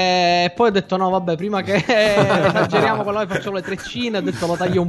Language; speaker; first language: Italian; native; Italian